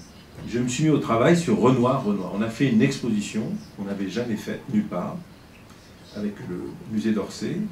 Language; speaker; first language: French; native; French